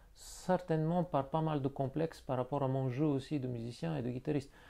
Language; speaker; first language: French; non-native, fluent; Bulgarian